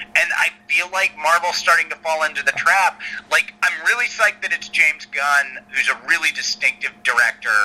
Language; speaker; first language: English; native; English